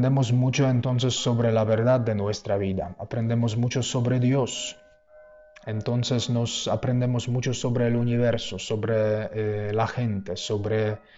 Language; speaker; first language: Spanish; non-native, fluent; Polish